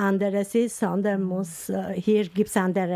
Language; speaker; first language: German; non-native, learner; Albanian